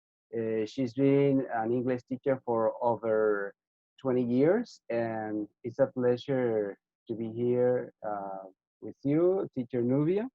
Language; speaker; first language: English; non-native, fluent; Spanish